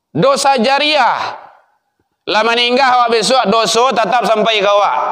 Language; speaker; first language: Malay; non-native, local second language; Minangkabau